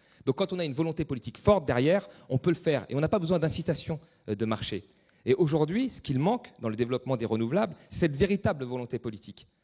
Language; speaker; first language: French; native; French